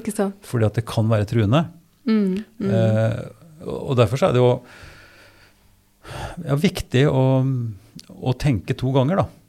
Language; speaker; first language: Norwegian; native; Norwegian